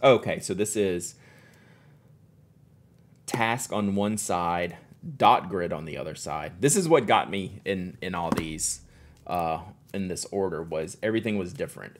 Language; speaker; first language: English; native; English